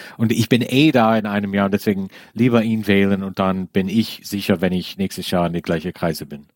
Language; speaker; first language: German; non-native, fluent; English